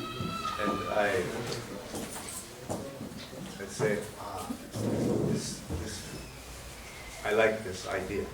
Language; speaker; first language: English; non-native, learner; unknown